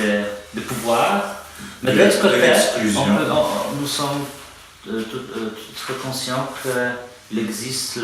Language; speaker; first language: French; non-native, fluent; Polish